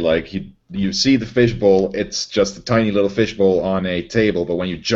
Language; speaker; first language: English; non-native, fluent; Dutch